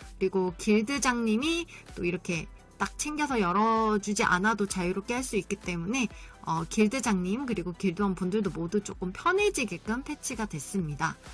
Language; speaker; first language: Korean; native; Korean